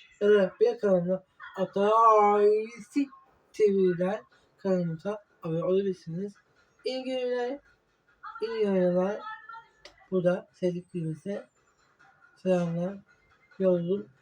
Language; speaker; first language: Turkish; non-native, learner; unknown